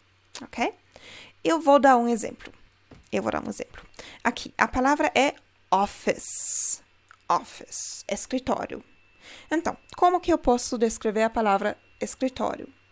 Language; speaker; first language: Portuguese; non-native, fluent; German